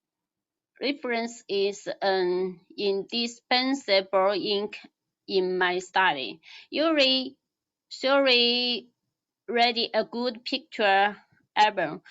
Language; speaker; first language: English; non-native, learner; Chinese